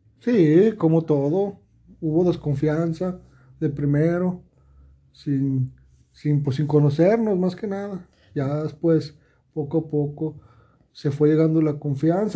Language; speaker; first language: Spanish; native; Spanish